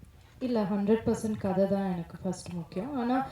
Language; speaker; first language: Tamil; non-native, local second language; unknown